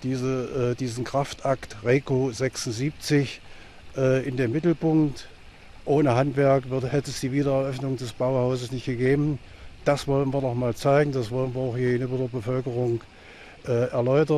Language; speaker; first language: German; native; German